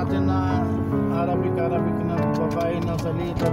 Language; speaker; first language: Filipino; non-native, learner; Arabic